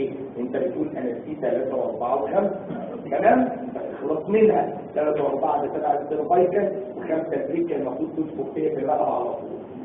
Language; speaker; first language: Arabic; native; Arabic